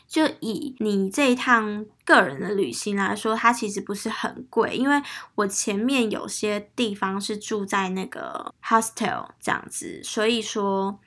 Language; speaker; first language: Chinese; native; Chinese